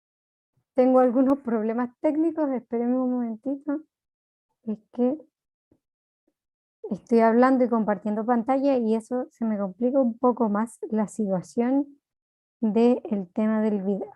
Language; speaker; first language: Spanish; native; Spanish